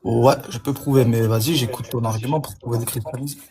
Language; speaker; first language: French; native; French